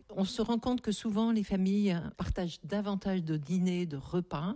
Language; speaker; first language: French; native; French